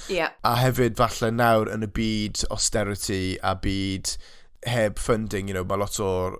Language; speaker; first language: Welsh; non-native, local second language; English